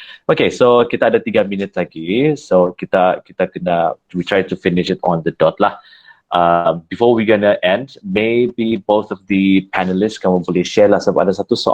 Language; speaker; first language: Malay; native; Malay